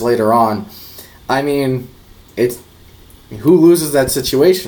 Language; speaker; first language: English; native; English